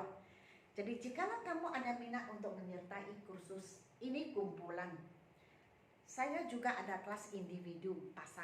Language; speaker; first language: Malay; non-native, local second language; Min Nan Chinese